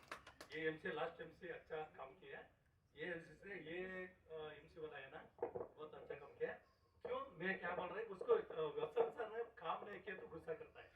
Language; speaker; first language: Hindi; non-native, local second language; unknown